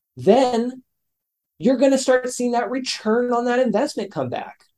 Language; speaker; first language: English; native; English